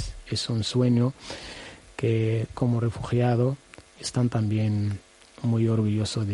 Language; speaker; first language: Spanish; non-native, learner; Arabic